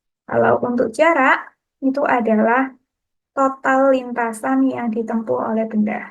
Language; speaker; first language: Indonesian; native; Indonesian